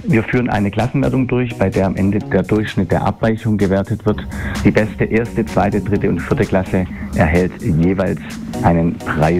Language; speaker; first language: German; native; German